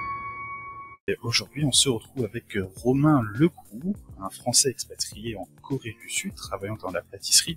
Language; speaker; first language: French; native; French